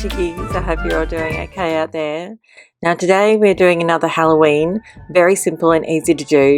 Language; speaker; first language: English; native; English